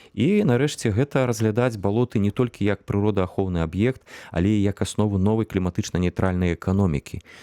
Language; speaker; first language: Belarusian; non-native, local second language; Russian